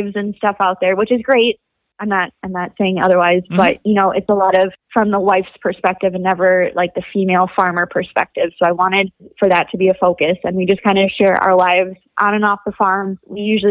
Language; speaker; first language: English; native; English